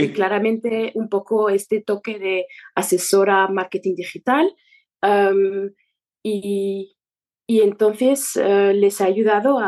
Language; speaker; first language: Spanish; non-native, fluent; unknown